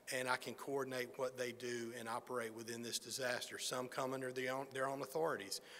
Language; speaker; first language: English; native; English